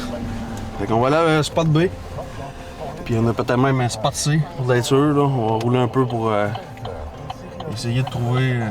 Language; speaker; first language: French; native; French